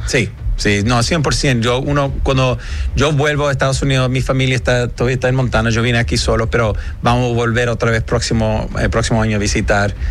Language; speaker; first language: Spanish; early bilingual, heritage; English